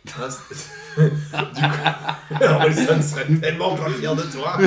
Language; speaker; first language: French; native; French